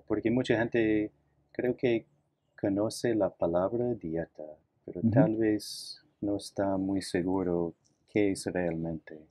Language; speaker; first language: Spanish; non-native, fluent; English